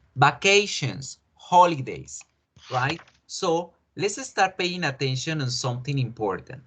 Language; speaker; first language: English; non-native, fluent; Spanish